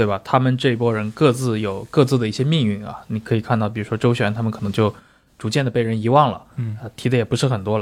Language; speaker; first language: Chinese; native; Chinese